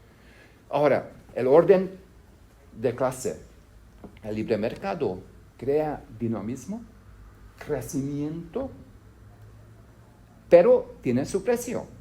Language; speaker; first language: Spanish; non-native, fluent; Hungarian